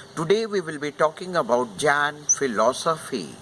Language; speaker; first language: English; non-native, local second language; Hindi